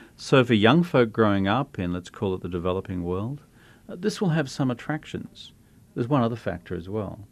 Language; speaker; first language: English; native; English